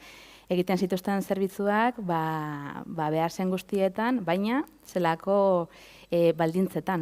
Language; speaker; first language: Basque; native; Basque